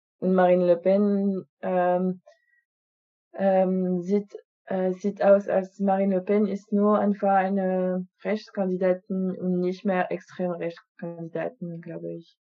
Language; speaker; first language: German; non-native, fluent; French